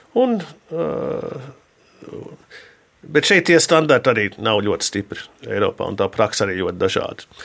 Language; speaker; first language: Latvian; early bilingual, heritage; Latvian